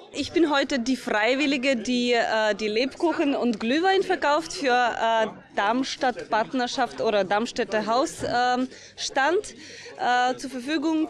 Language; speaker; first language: German; non-native, fluent; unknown